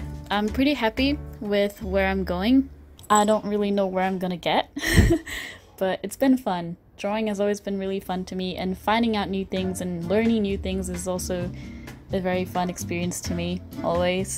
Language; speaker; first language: English; non-native, fluent; Portuguese